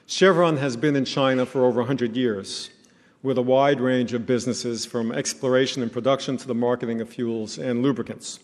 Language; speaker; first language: English; native; English